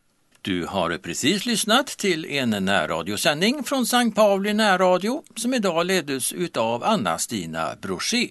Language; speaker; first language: Swedish; native; Swedish